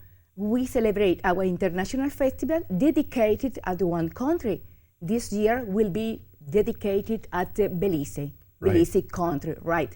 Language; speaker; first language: English; non-native, learner; Spanish